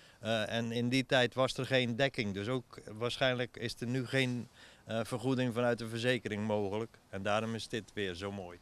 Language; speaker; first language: Dutch; native; Dutch